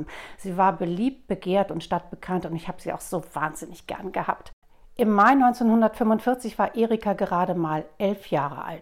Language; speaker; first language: German; native; German